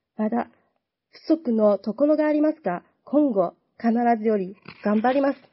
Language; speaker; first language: Japanese; non-native, fluent; Chinese